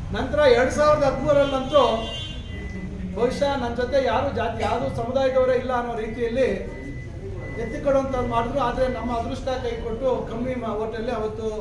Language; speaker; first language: Kannada; native; Kannada